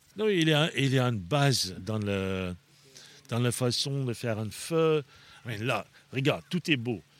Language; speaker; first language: French; non-native, fluent; Afrikaans